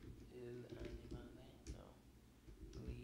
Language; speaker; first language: Italian; non-native, learner; English